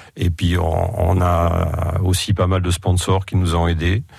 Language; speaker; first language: French; native; French